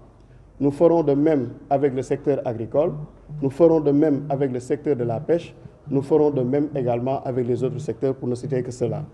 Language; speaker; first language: French; non-native, local second language; Wolof